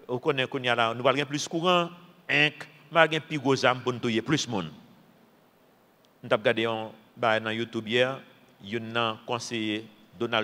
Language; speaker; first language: French; non-native, local second language; Haitian Creole